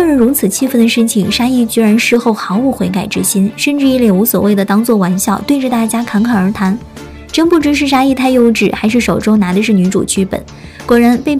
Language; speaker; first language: Chinese; native; Chinese